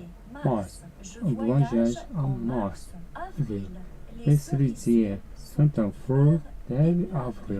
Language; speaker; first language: French; non-native, learner; Japanese